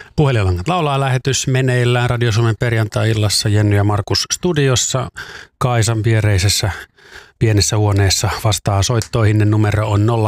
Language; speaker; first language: Finnish; native; Finnish